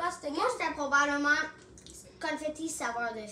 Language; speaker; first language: French; non-native, local second language; English